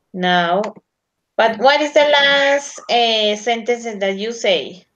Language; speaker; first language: English; non-native, learner; Spanish